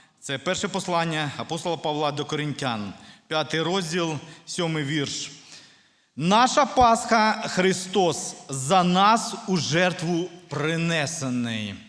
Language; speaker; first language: Ukrainian; non-native, local second language; Russian